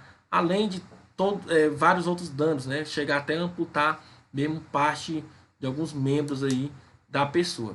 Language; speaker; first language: Portuguese; native; Portuguese